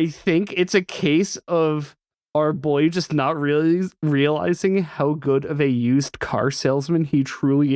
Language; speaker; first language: English; native; English